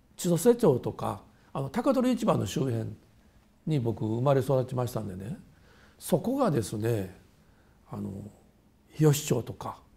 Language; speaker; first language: Japanese; native; Japanese